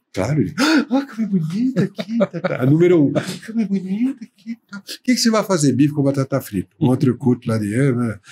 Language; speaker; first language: Portuguese; non-native, fluent; French